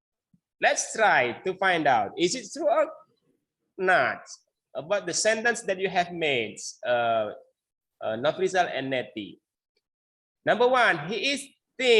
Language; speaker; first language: English; non-native, learner; Indonesian